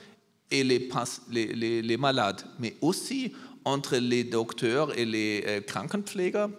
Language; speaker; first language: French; non-native, learner; German